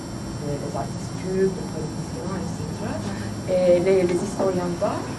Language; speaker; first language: French; non-native, fluent; Turkish